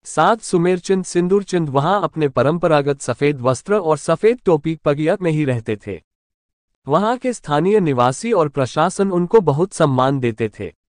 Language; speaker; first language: Hindi; native; Hindi